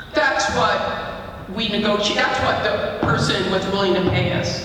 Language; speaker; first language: English; native; English